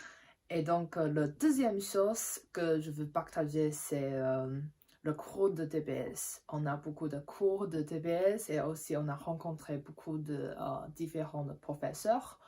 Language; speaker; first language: French; non-native, fluent; Chinese